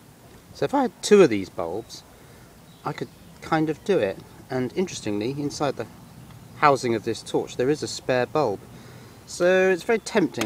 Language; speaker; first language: English; native; English